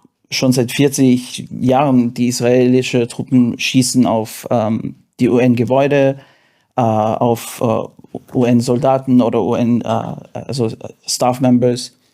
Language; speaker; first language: German; non-native, fluent; English